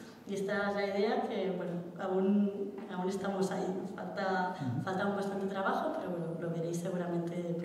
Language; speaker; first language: Spanish; native; Spanish